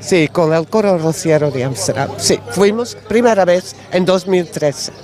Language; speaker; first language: Spanish; non-native, learner; Dutch